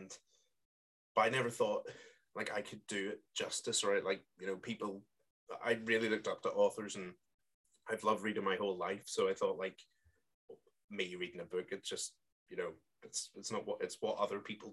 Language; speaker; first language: English; native; English